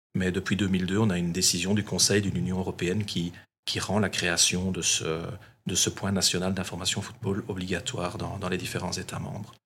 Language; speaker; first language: French; native; French